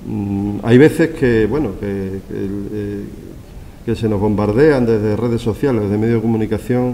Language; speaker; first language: Spanish; native; Spanish